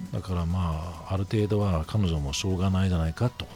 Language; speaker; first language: Japanese; non-native, fluent; German